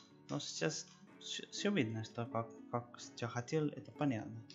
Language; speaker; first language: Russian; non-native, learner; Spanish